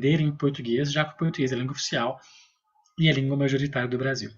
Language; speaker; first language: Portuguese; native; Portuguese